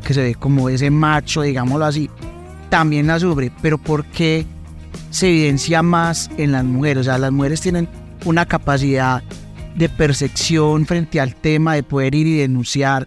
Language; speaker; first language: Spanish; native; Spanish